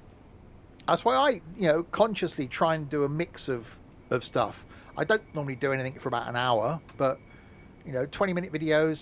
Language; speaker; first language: English; native; English